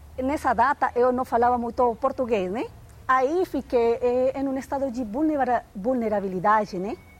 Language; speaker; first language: Portuguese; non-native, fluent; Spanish